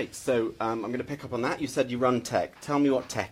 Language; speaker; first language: English; native; English